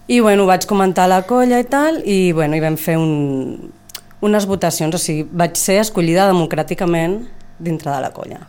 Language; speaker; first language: Catalan; native; Catalan